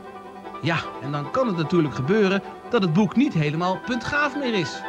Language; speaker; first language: Dutch; native; Dutch